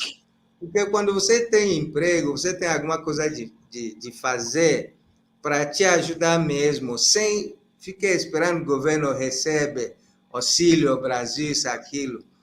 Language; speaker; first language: Portuguese; non-native, fluent; Igbo